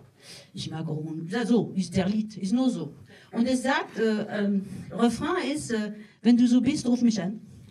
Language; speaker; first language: German; non-native, fluent; French